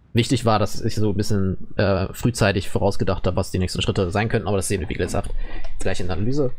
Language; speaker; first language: German; native; German